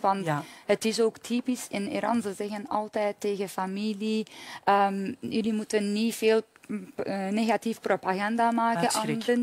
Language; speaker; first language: Dutch; non-native, fluent; Persian